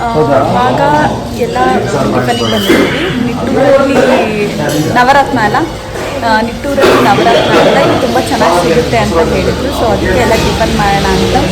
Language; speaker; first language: Kannada; native; Kannada